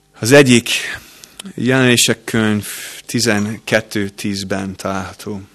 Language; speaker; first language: Hungarian; non-native, fluent; English